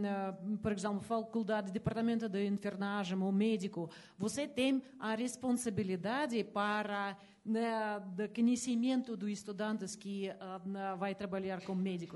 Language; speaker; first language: Portuguese; non-native, learner; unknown